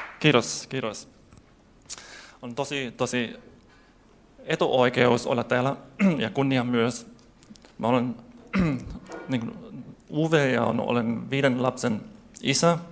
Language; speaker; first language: Finnish; non-native, fluent; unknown